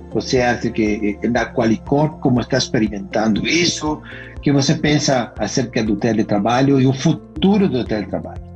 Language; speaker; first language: Portuguese; non-native, fluent; Spanish